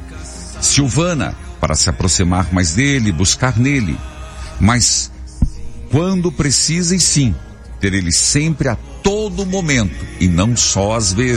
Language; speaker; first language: Portuguese; native; Portuguese